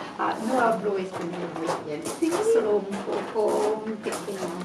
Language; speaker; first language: Spanish; non-native, learner; English